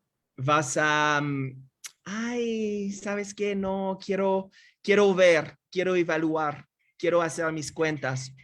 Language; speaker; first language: Spanish; non-native, fluent; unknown